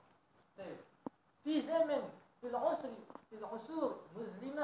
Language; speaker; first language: Arabic; non-native, learner; Malay